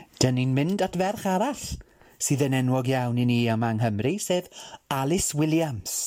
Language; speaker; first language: Welsh; non-native, fluent; English